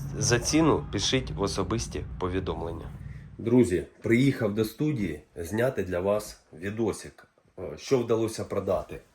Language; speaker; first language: Ukrainian; non-native, local second language; Russian